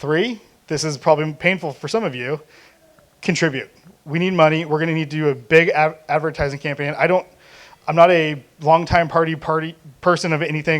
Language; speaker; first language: English; native; English